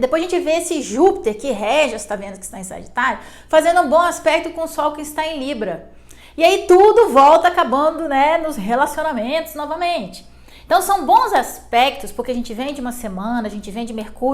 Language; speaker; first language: Portuguese; native; Portuguese